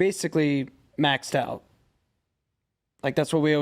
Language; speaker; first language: English; native; English